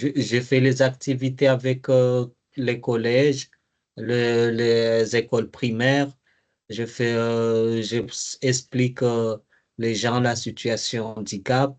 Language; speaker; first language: French; non-native, learner; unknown